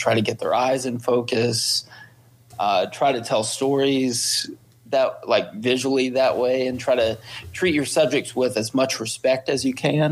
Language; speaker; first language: English; native; English